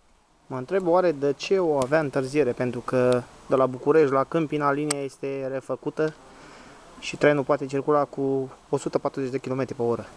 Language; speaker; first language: Romanian; native; Romanian